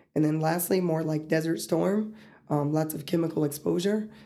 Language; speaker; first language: English; early bilingual, other home language; Spanish